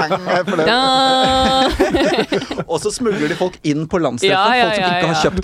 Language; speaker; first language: Norwegian; native; Norwegian